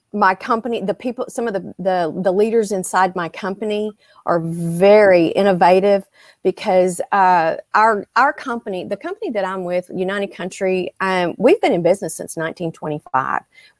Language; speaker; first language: English; native; English